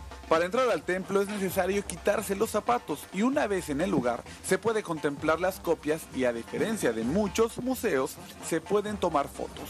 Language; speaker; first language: Spanish; native; Spanish